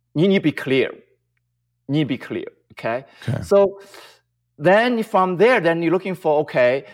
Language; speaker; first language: English; non-native, fluent; Chinese